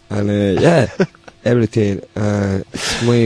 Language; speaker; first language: Spanish; non-native, learner; English